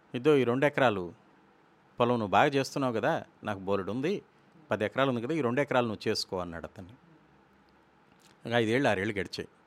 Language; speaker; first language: Telugu; native; Telugu